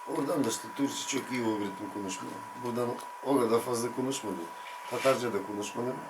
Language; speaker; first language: Turkish; non-native, learner; Ukrainian